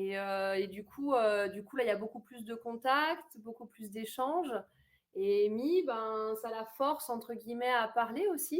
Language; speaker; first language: French; native; French